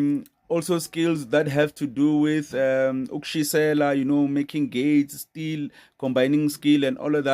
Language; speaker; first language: English; non-native, local second language; Zulu